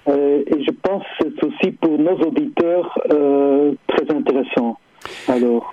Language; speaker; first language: French; non-native, fluent; Dutch